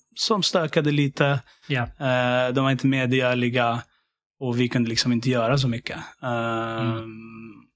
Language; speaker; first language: Swedish; early bilingual, other home language; Syriac